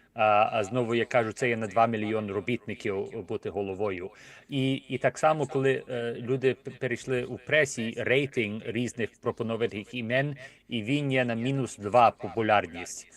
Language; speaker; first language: Ukrainian; early bilingual, heritage; Ukrainian